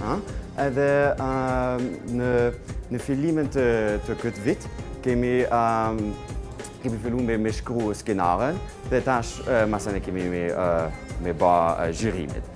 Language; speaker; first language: Albanian; non-native, learner; German